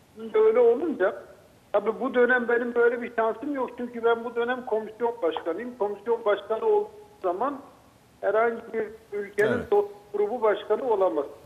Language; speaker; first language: Turkish; native; Turkish